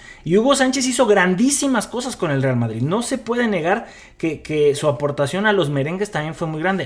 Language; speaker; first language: Spanish; native; Spanish